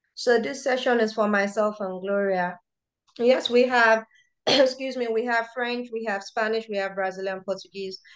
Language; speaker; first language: English; non-native, local second language; Yoruba